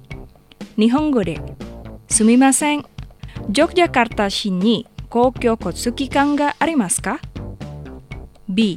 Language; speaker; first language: Japanese; non-native, fluent; Indonesian